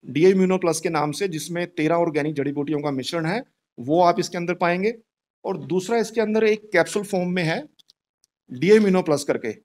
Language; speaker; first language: Hindi; native; Hindi